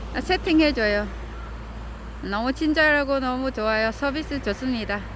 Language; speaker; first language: Korean; non-native, learner; Vietnamese